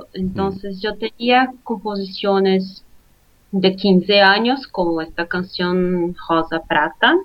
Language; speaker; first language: Spanish; non-native, fluent; Portuguese